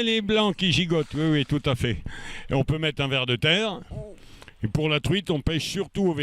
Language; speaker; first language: French; native; French